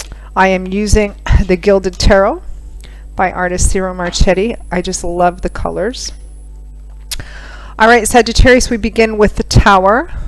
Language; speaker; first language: English; native; English